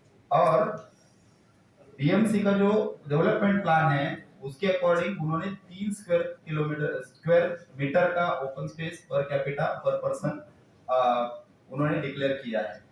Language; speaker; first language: Hindi; non-native, local second language; Marathi